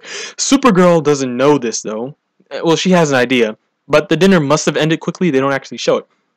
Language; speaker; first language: English; native; English